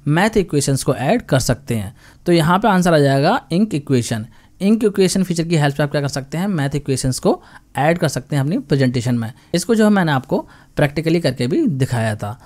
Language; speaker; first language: Hindi; native; Hindi